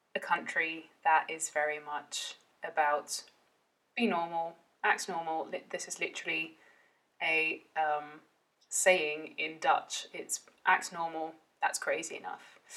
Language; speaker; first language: English; early bilingual, heritage; Dutch